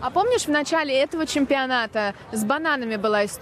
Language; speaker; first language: Russian; native; Russian